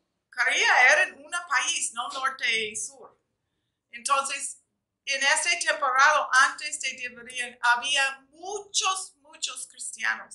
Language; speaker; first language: Spanish; non-native, fluent; English